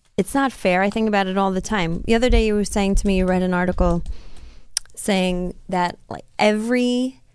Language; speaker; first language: English; native; English